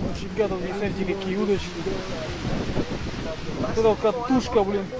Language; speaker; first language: Russian; native; Russian